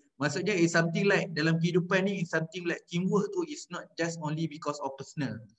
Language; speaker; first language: English; non-native, local second language; Malay